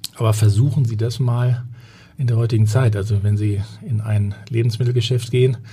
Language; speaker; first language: German; native; German